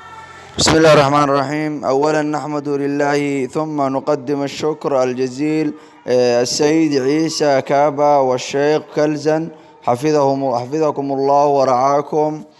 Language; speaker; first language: Arabic; non-native, local second language; Somali